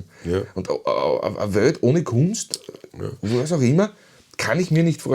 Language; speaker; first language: German; native; German